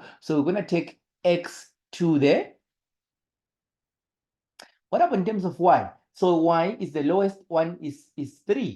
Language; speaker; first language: English; non-native, local second language; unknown